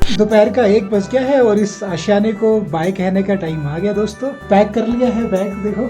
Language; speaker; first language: Hindi; native; Hindi